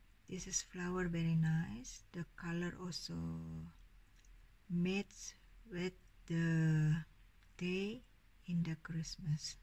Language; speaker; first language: English; non-native, learner; Indonesian